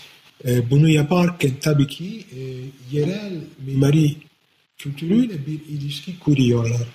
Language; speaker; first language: Turkish; non-native, fluent; Italian